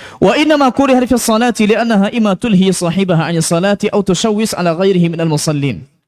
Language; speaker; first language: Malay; non-native, local second language; Minangkabau